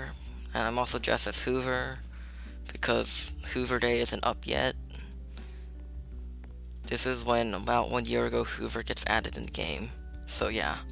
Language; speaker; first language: English; native; English